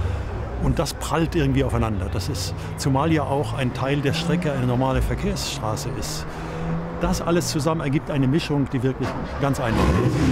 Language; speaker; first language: German; native; German